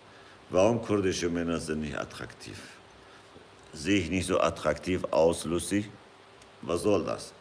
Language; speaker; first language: German; non-native, fluent; Kurdish